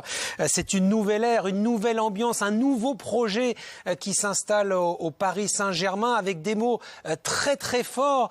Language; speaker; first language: French; native; French